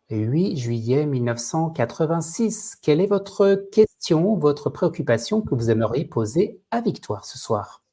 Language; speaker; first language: French; native; French